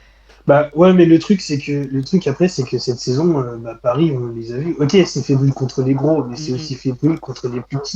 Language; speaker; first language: French; native; French